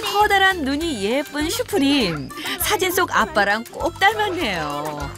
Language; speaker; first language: Korean; native; Korean